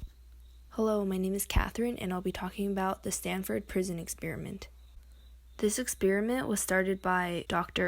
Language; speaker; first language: English; native; English